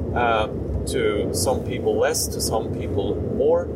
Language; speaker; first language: English; non-native, fluent; German